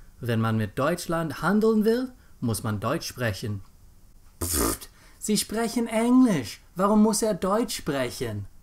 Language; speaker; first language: German; non-native, fluent; English